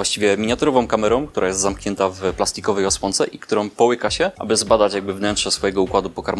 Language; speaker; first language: Polish; native; Polish